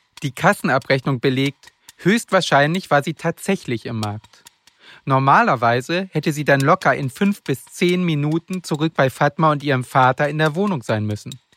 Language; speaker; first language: German; native; German